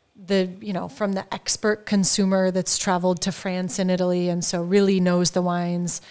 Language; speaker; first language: English; native; English